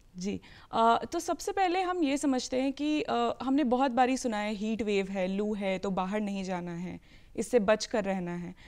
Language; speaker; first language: Hindi; native; Hindi